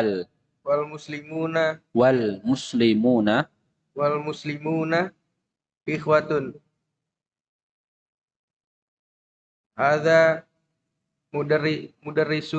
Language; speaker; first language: Arabic; non-native, learner; Indonesian